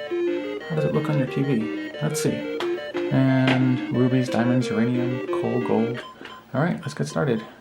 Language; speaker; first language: English; native; English